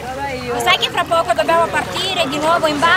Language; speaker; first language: Italian; native; Italian